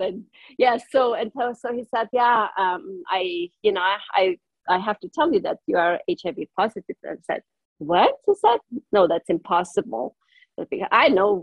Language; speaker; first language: English; non-native, fluent; German